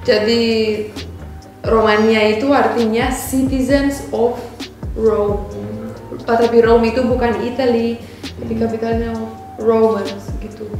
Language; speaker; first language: Indonesian; non-native, fluent; Romanian